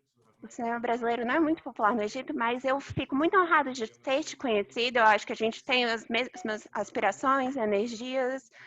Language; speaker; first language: Portuguese; non-native, fluent; Arabic